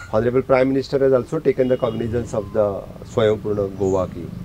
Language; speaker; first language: Hindi; non-native, local second language; Konkani